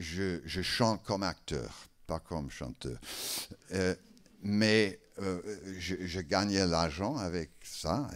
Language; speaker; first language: French; non-native, learner; English